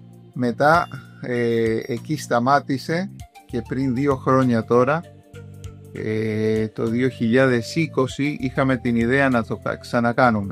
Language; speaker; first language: Greek; early bilingual, heritage; Greek